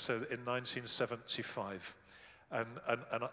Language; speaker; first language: English; native; English